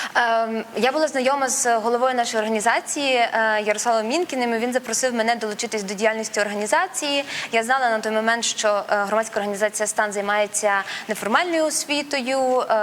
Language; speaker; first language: Ukrainian; non-native, local second language; Russian